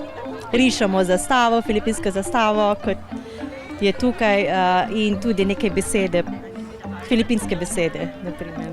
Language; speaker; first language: Slovenian; non-native, learner; Filipino